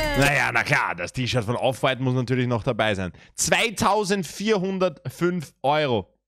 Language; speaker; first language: German; native; German